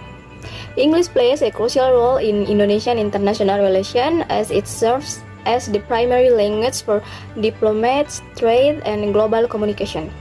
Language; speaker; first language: English; non-native, learner; Indonesian